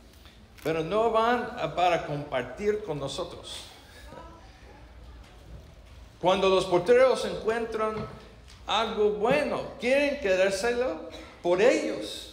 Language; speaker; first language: Spanish; non-native, learner; English